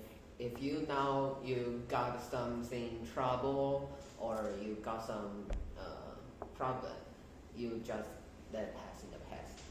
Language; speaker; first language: English; non-native, learner; Chinese